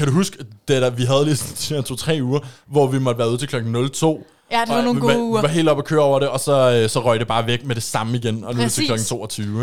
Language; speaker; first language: Danish; native; Danish